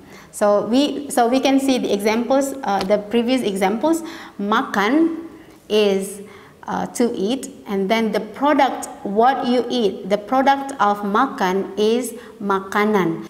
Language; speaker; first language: English; non-native, fluent; Indonesian